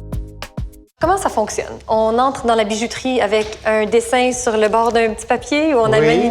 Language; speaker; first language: French; native; French